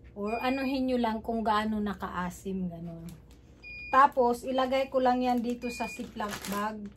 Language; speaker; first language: Filipino; non-native, local second language; Cebuano